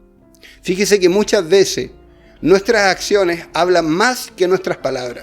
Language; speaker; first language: Spanish; native; Spanish